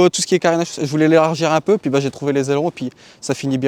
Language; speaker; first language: French; native; French